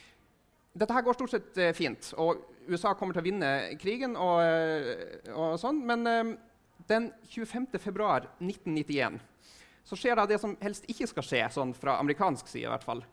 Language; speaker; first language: Norwegian; native; Norwegian